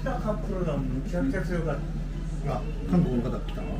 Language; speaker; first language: Japanese; native; Japanese